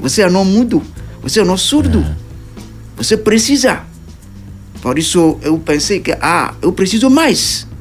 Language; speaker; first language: Portuguese; non-native, learner; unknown